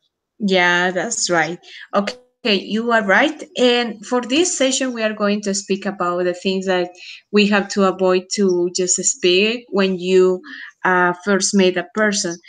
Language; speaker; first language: English; non-native, fluent; Spanish